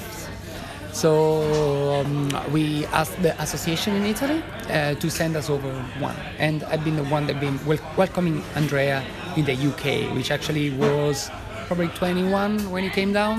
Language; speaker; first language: English; non-native, fluent; Italian